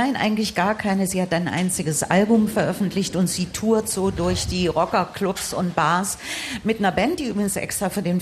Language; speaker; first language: German; native; German